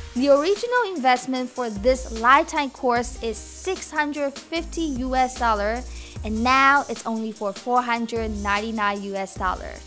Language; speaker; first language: English; non-native, fluent; Chinese